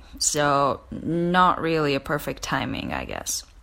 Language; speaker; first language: English; non-native, fluent; Persian